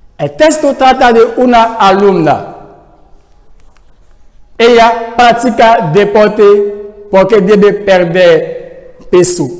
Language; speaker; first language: Spanish; non-native, fluent; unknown